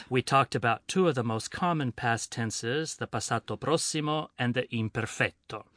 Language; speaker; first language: English; native; English